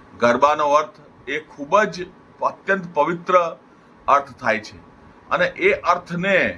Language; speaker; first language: Gujarati; non-native, local second language; Punjabi